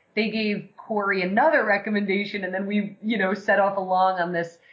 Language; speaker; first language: English; native; English